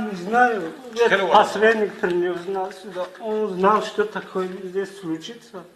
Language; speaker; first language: Russian; non-native, learner; Tajik